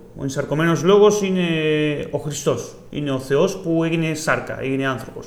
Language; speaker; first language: Greek; non-native, fluent; Spanish